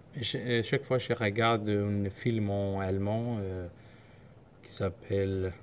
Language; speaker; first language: French; non-native, learner; Somali